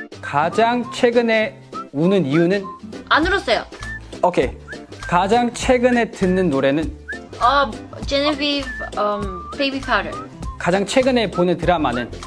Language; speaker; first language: Korean; early bilingual, heritage; Korean